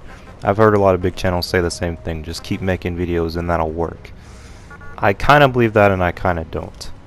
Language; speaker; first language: English; native; English